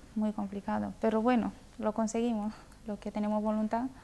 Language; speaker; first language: Spanish; non-native, fluent; Romanian